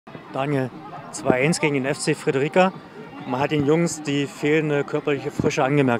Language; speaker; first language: German; native; German